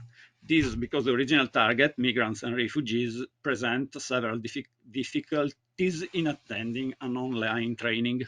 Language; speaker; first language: English; non-native, learner; Italian